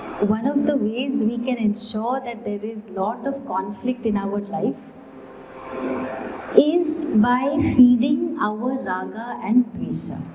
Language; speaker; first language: English; non-native, local second language; Tamil